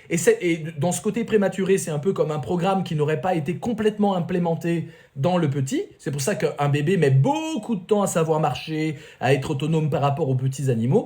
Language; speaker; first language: French; native; French